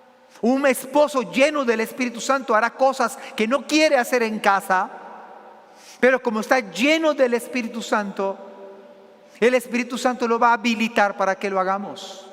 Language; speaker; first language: Spanish; native; Spanish